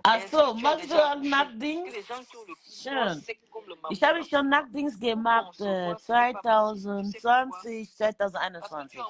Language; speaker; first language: German; non-native, learner; French